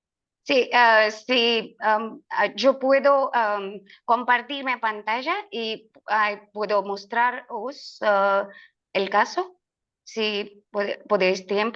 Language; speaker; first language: Spanish; non-native, learner; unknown